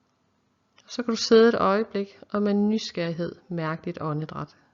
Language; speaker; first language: Danish; native; Danish